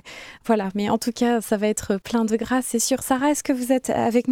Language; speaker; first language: French; native; French